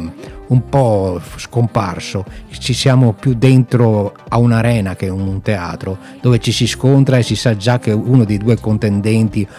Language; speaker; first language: Italian; native; Italian